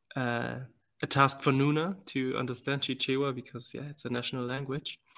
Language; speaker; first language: English; non-native, fluent; German